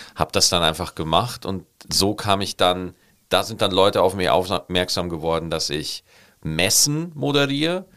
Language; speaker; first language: German; native; German